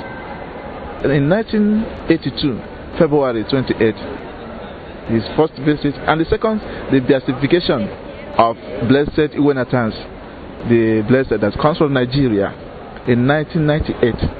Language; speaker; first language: English; non-native, local second language; Igbo